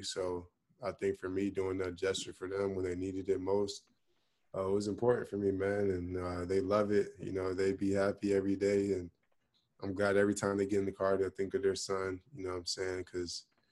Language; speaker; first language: English; native; English